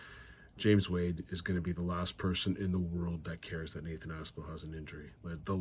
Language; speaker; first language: English; native; English